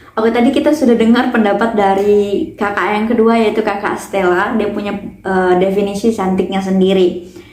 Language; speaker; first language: Indonesian; native; Indonesian